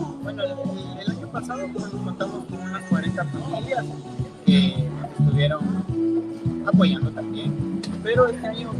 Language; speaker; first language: Spanish; non-native, local second language; Quechua